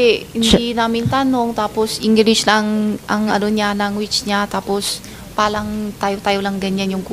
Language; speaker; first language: Filipino; non-native, learner; Chinese